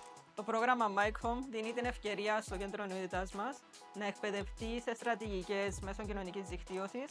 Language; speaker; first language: Greek; native; Greek